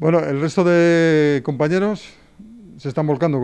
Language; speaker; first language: Spanish; native; Spanish